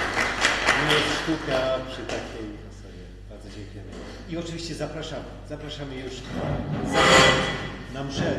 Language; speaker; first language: Polish; native; Polish